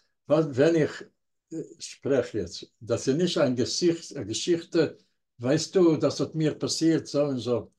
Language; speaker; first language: German; non-native, learner; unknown